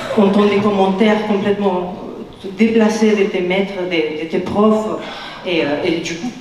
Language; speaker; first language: French; non-native, fluent; Spanish